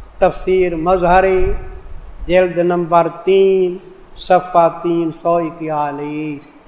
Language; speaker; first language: Urdu; non-native, local second language; Saraiki